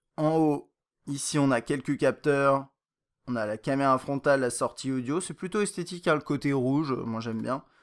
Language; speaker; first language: French; native; French